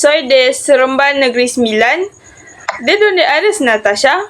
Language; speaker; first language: Spanish; non-native, learner; Malay